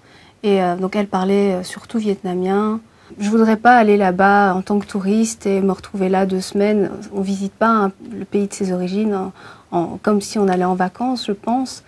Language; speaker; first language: French; early bilingual, other home language; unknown